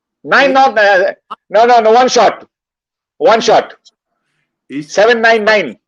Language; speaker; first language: English; non-native, local second language; Bangla